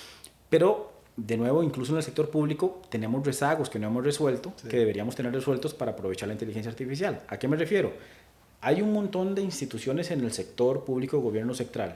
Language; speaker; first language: Spanish; native; Spanish